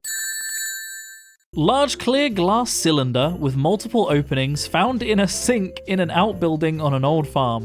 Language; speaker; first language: English; native; English